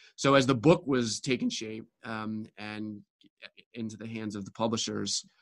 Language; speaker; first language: English; native; English